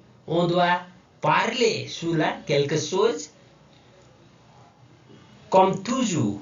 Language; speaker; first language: French; non-native, learner; Nepali